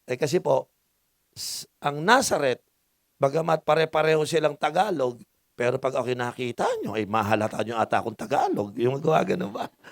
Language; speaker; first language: Filipino; non-native, local second language; Cebuano